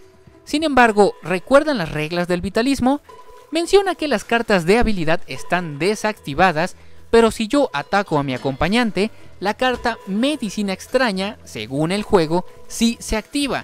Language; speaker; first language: Spanish; native; Spanish